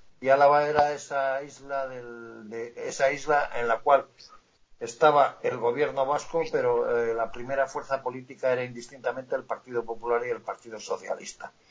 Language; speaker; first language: Spanish; non-native, local second language; Basque